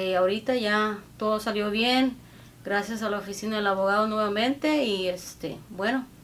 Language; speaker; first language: Spanish; native; Spanish